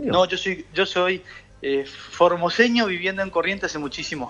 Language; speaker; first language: Spanish; native; Spanish